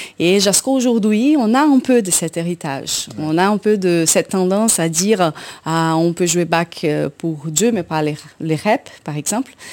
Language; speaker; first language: French; non-native, fluent; Portuguese